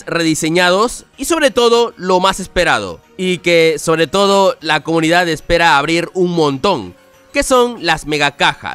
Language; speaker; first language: Spanish; native; Spanish